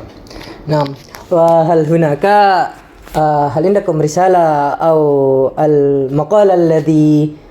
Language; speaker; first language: Arabic; non-native, learner; Indonesian